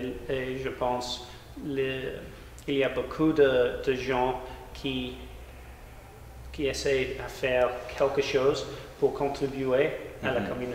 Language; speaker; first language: French; non-native, learner; English